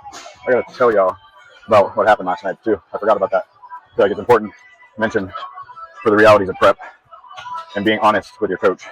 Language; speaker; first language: English; native; English